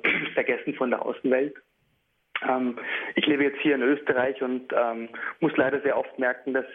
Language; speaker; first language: German; early bilingual, heritage; German